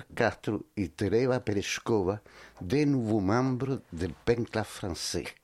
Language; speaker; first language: French; non-native, learner; Spanish